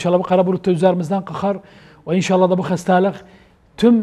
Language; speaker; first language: Turkish; native; Turkish